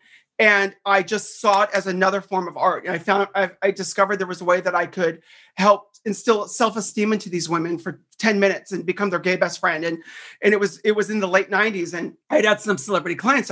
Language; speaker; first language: English; native; English